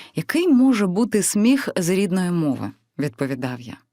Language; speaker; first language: Ukrainian; native; Ukrainian